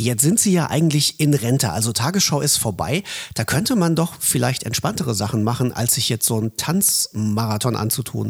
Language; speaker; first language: German; native; German